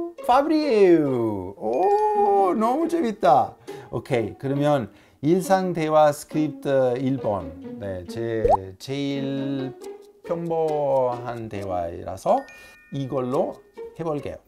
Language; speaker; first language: Korean; non-native, learner; Italian